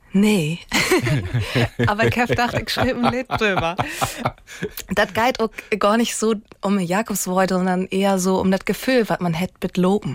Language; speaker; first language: German; native; German